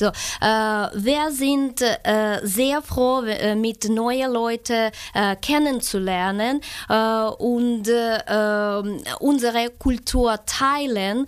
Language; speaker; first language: German; non-native, learner; Ukrainian